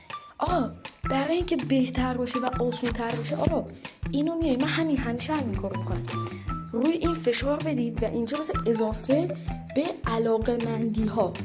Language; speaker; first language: Persian; native; Persian